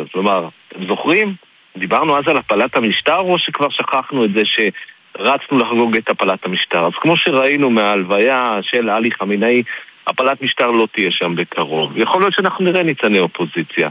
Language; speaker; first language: Hebrew; native; Hebrew